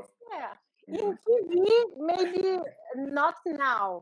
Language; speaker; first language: English; non-native, learner; Portuguese